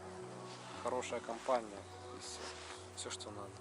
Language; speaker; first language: Russian; native; Russian